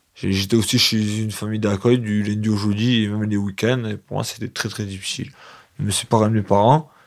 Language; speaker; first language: French; native; French